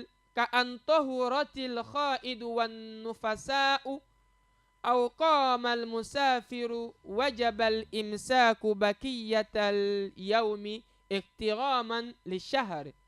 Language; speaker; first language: Arabic; non-native, fluent; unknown